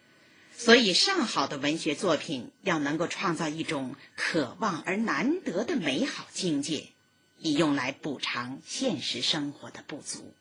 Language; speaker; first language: Chinese; native; Chinese